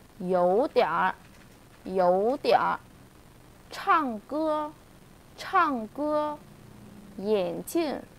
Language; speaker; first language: Chinese; non-native, fluent; Vietnamese